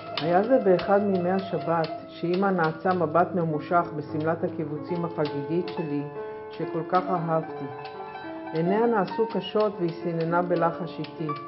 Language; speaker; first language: Hebrew; native; Hebrew